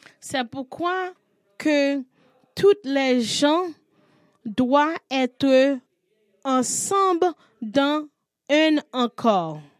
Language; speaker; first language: French; non-native, learner; English